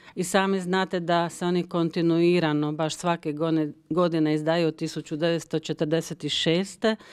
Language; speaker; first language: Croatian; early bilingual, heritage; Croatian